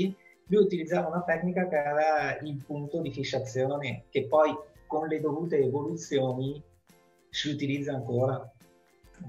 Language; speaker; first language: Italian; native; Italian